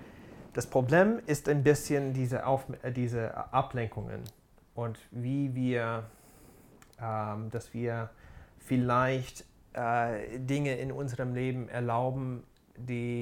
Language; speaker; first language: German; non-native, fluent; English